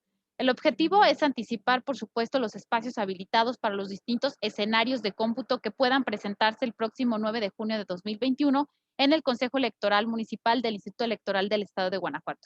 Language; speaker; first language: Spanish; native; Spanish